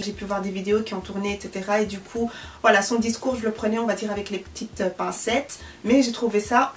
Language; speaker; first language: French; early bilingual, other home language; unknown